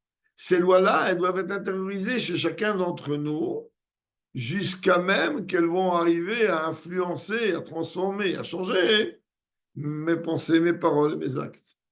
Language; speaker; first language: French; native; French